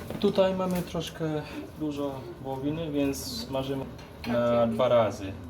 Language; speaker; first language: Polish; non-native, fluent; Vietnamese